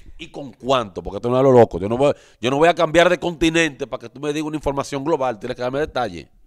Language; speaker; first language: Spanish; native; Spanish